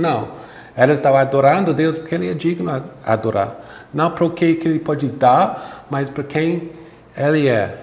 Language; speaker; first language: Portuguese; non-native, fluent; English